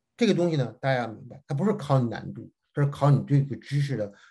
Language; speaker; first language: Chinese; native; Chinese